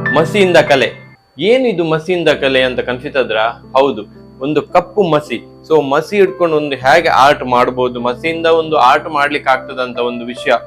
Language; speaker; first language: Kannada; native; Kannada